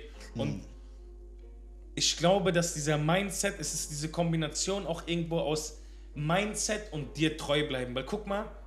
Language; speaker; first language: German; native; German